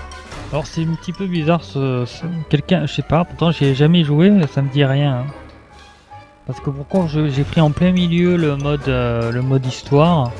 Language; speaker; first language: French; native; French